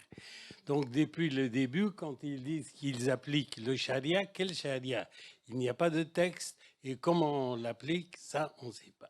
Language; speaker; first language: French; non-native, fluent; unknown